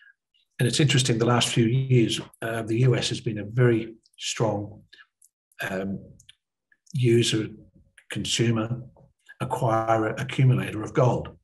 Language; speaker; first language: English; native; English